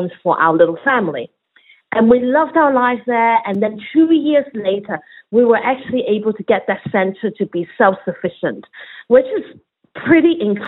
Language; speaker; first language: English; non-native, local second language; Cantonese